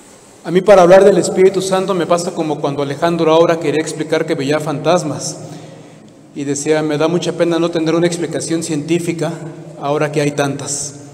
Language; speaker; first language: Spanish; native; Spanish